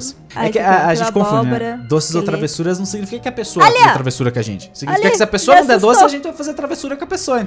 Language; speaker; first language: Portuguese; native; Portuguese